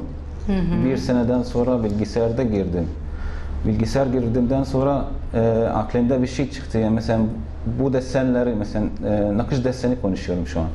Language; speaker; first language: Turkish; non-native, fluent; Arabic